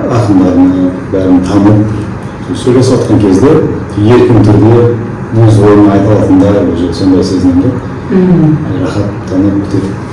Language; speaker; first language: Kazakh; non-native, local second language; Turkish